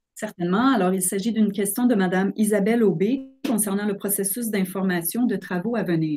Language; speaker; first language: French; native; French